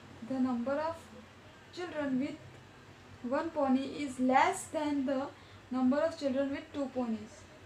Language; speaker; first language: English; non-native, local second language; Gujarati